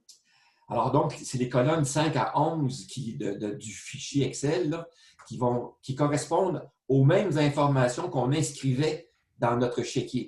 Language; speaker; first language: French; native; French